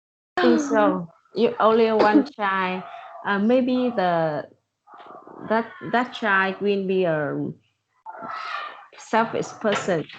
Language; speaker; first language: English; non-native, learner; Vietnamese